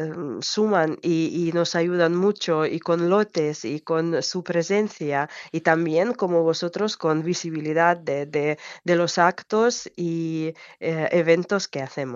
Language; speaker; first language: Spanish; non-native, fluent; Ukrainian